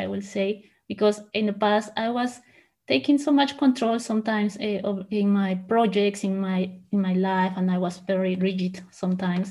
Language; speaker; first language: English; non-native, fluent; Spanish